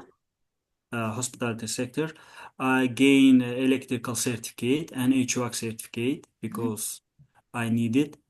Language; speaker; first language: English; non-native, learner; Azerbaijani